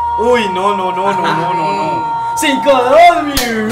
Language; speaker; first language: Spanish; native; Spanish